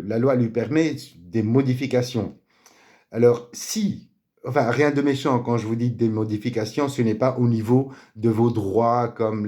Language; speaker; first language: French; native; French